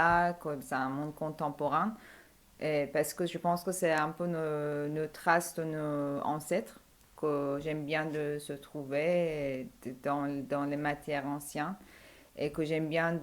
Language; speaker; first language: French; non-native, fluent; Persian